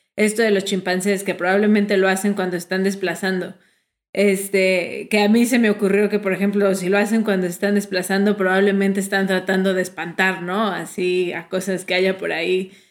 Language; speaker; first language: Spanish; native; Spanish